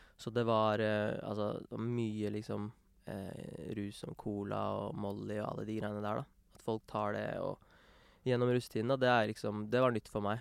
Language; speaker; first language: Norwegian; early bilingual, other home language; Urdu